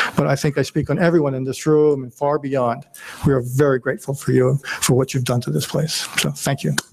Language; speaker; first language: English; native; English